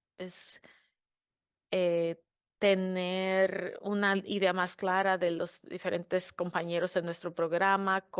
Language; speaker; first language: Spanish; non-native, fluent; English